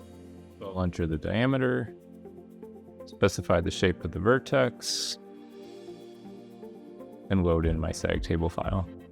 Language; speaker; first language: English; native; English